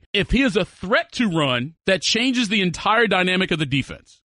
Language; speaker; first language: English; native; English